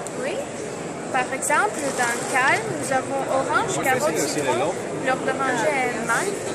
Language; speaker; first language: French; non-native, fluent; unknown